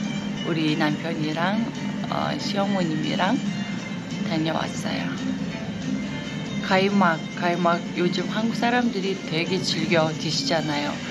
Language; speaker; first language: Korean; non-native, fluent; Uzbek